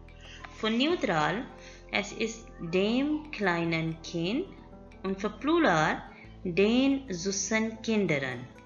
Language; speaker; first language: German; non-native, learner; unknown